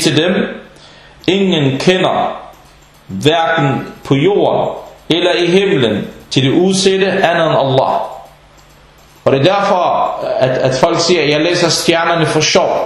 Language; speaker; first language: Danish; non-native, fluent; Arabic